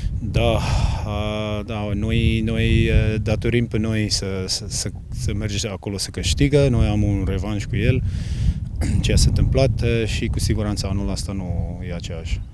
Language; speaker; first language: Romanian; non-native, learner; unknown